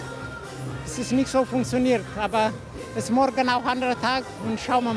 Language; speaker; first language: German; non-native, learner; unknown